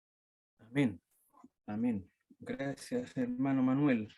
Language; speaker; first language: Spanish; native; Spanish